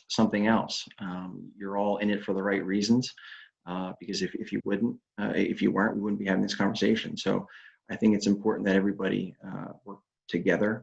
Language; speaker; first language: English; native; English